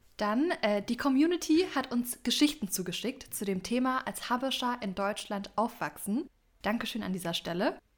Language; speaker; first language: German; early bilingual, other home language; Amharic